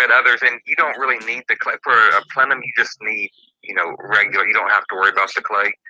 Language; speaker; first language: English; native; English